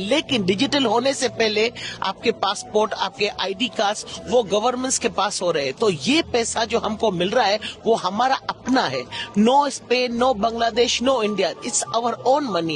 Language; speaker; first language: Hindi; native; Hindi